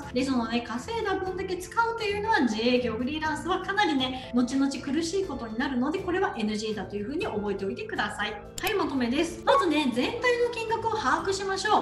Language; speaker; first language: Japanese; native; Japanese